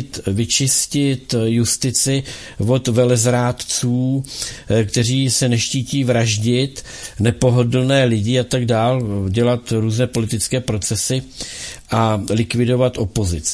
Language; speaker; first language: Czech; native; Czech